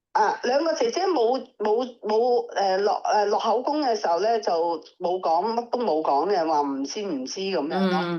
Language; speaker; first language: Cantonese; native; Cantonese